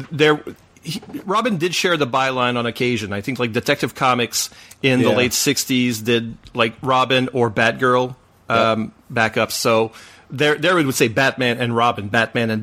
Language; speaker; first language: English; non-native, fluent; French